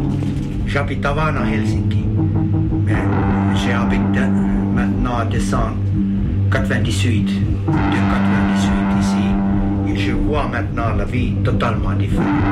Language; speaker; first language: French; non-native, learner; Finnish